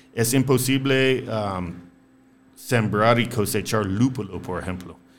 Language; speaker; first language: Spanish; non-native, fluent; English